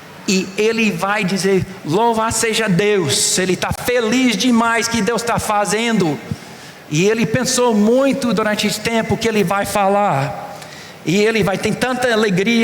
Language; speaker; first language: Portuguese; non-native, fluent; English